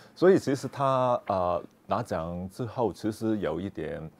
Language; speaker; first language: Chinese; non-native, local second language; Cantonese